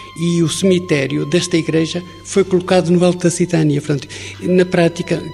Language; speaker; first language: Portuguese; native; Portuguese